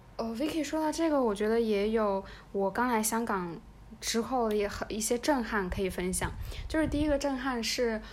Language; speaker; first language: Chinese; native; Chinese